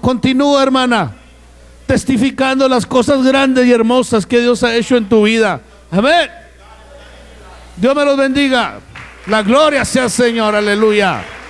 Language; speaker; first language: Spanish; native; Spanish